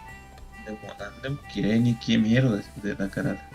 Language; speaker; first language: Japanese; non-native, learner; Spanish